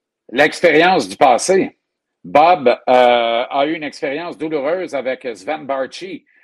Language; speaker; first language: French; native; French